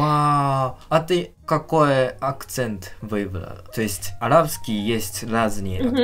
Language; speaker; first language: Russian; non-native, learner; Japanese